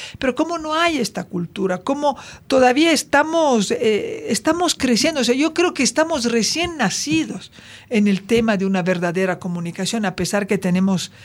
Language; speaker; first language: Spanish; non-native, fluent; Italian